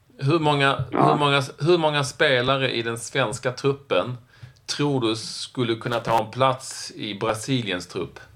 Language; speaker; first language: Swedish; native; Swedish